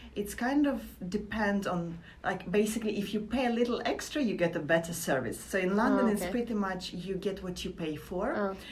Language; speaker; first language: English; non-native, fluent; Latvian